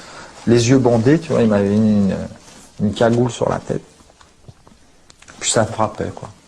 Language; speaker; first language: French; native; French